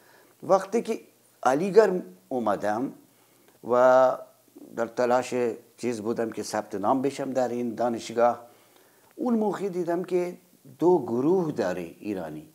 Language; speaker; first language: Persian; non-native, fluent; Urdu